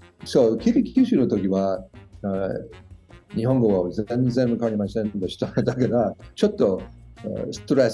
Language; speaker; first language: Japanese; non-native, learner; English